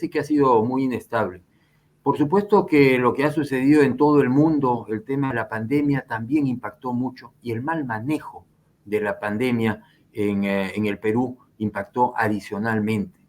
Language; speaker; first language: Spanish; native; Spanish